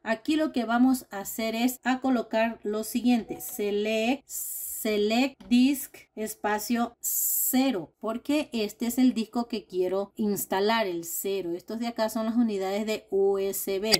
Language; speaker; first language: Spanish; native; Spanish